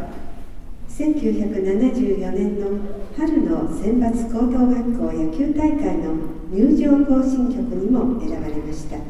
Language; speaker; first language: Japanese; native; Japanese